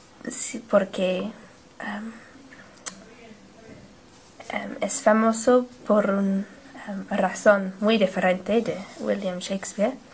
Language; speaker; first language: Spanish; non-native, learner; English